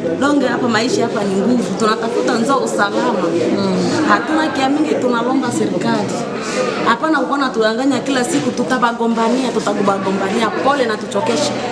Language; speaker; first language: Swahili; non-native, local second language; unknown